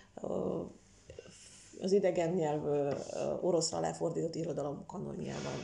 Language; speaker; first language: Hungarian; non-native, fluent; Russian